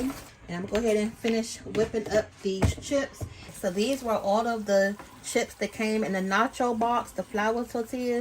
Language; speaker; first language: English; native; English